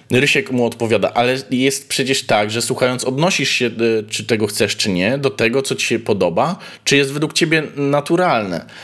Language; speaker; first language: Polish; native; Polish